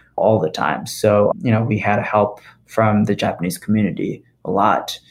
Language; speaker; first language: English; non-native, fluent; Japanese